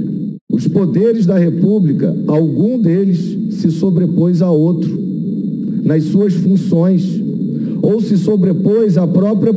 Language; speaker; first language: Portuguese; native; Portuguese